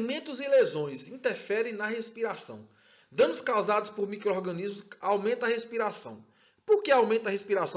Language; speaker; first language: Portuguese; native; Portuguese